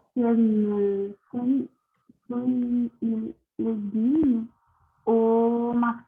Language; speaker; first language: French; non-native, learner; Portuguese